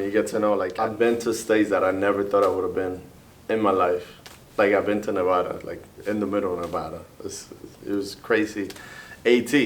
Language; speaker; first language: English; early bilingual, other home language; Spanish